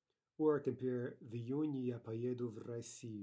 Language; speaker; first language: Russian; non-native, fluent; English